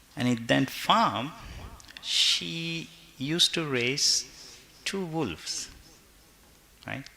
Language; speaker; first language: English; non-native, local second language; Sinhala